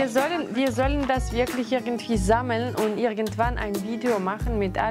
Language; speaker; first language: German; non-native, fluent; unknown